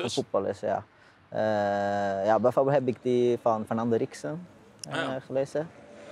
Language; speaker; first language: Dutch; non-native, fluent; Norwegian